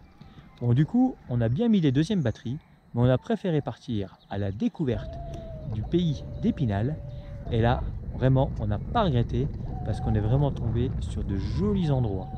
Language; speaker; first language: French; native; French